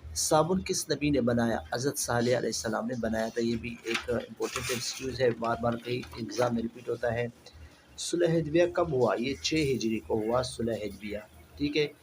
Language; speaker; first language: Urdu; non-native, local second language; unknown